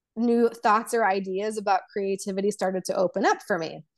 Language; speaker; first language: English; early bilingual, other home language; Polish